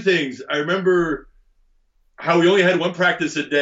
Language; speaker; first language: English; native; English